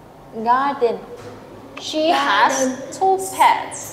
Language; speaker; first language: English; non-native, fluent; Vietnamese